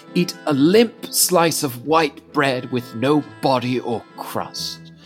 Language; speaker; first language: English; native; English